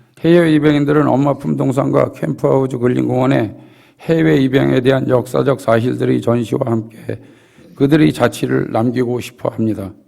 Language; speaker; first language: Korean; native; Korean